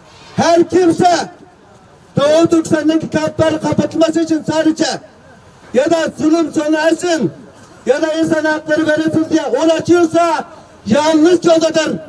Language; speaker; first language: Turkish; non-native, fluent; Uyghur